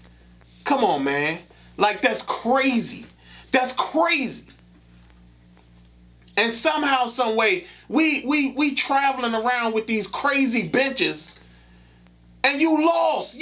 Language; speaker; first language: English; native; English